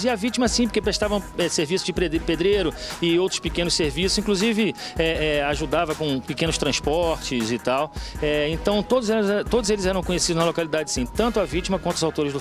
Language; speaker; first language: Portuguese; native; Portuguese